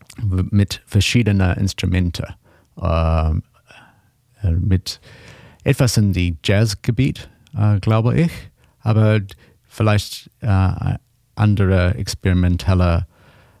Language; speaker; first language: German; non-native, learner; English